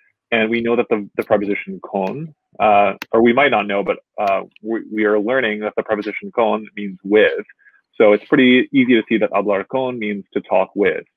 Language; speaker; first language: English; native; English